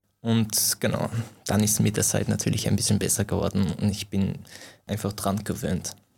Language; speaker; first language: German; non-native, fluent; Persian